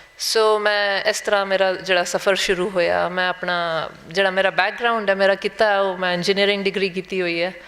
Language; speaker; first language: Punjabi; non-native, local second language; Hindi